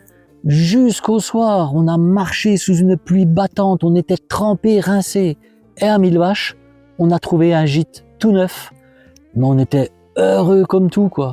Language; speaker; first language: French; native; French